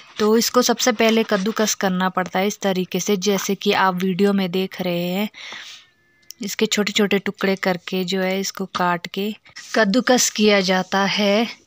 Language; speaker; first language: Hindi; non-native, local second language; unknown